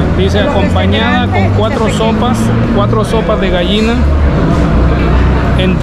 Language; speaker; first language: Spanish; native; Spanish